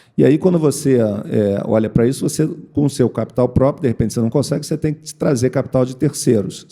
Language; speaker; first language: Portuguese; native; Portuguese